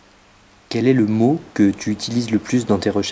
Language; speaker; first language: French; native; French